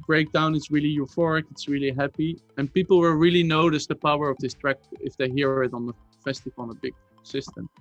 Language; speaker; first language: English; non-native, fluent; Dutch